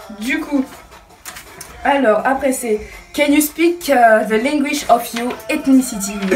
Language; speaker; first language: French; early bilingual, other home language; Bambara